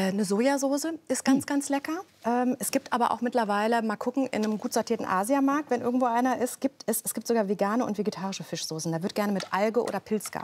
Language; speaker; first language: German; native; German